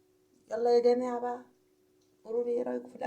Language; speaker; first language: Arabic; native; Arabic